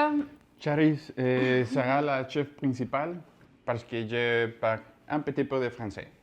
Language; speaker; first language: French; non-native, learner; Spanish